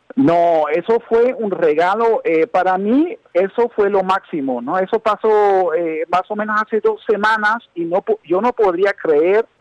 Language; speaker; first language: Spanish; non-native, fluent; German